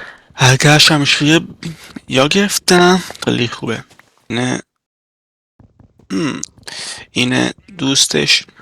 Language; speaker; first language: Persian; non-native, learner; Italian